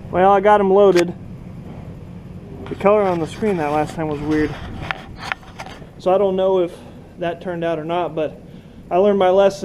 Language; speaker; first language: English; native; English